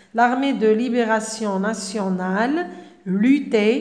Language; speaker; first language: French; non-native, local second language; Arabic